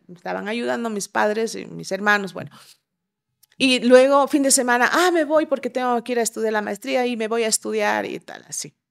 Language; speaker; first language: Spanish; native; Spanish